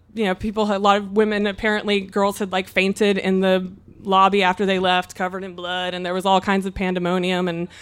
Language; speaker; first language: English; native; English